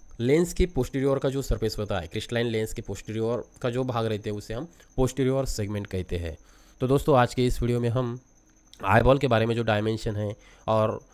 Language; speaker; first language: Hindi; non-native, local second language; Marathi